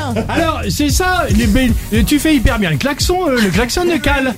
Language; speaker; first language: French; native; French